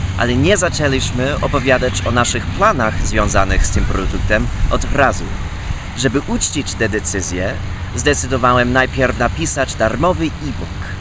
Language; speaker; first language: Polish; non-native, fluent; English